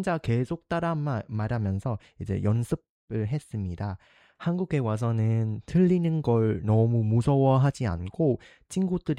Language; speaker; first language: Korean; non-native, fluent; Vietnamese